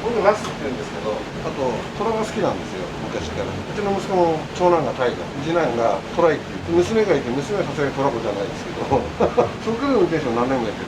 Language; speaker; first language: Japanese; native; Japanese